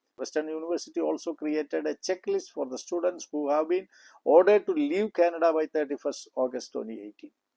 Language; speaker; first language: English; non-native, local second language; Malayalam